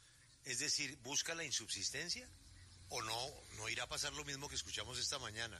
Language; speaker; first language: Spanish; native; Spanish